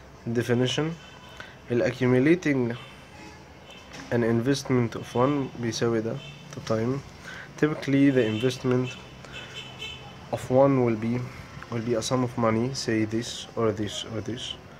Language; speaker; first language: English; non-native, fluent; Arabic